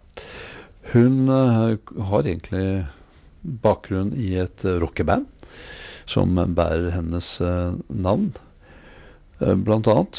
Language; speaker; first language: Norwegian; native; Norwegian